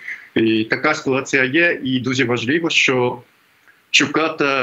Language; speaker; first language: Ukrainian; non-native, fluent; Japanese